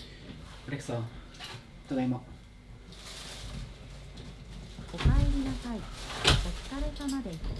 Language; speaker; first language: Japanese; native; Japanese